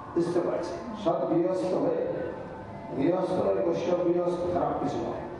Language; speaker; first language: Bangla; native; Bangla